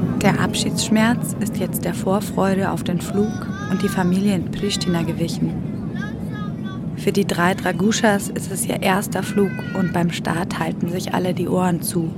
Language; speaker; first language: German; native; German